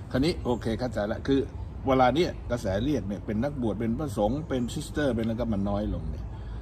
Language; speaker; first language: Thai; native; Thai